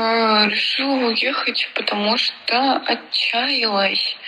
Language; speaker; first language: Russian; native; Russian